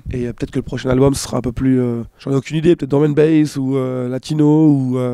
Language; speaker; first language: French; native; French